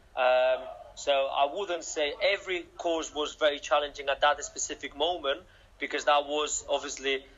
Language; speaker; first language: English; non-native, fluent; Catalan